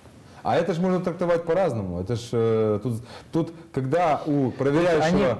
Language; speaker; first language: Russian; native; Russian